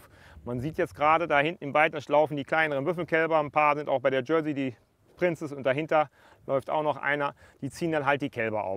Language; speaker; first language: German; native; German